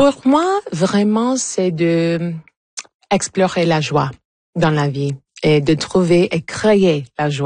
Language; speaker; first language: French; non-native, local second language; English